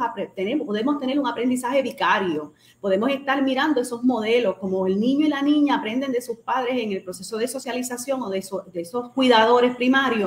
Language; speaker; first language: Spanish; native; Spanish